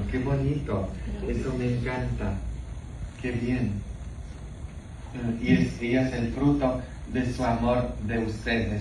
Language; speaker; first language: Spanish; non-native, fluent; English